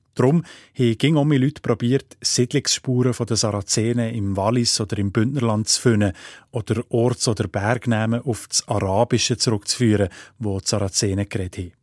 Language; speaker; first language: German; native; German